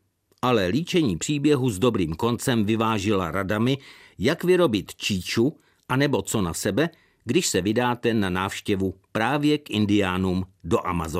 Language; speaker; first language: Czech; native; Czech